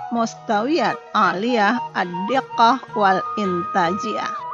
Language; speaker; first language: Arabic; non-native, fluent; Indonesian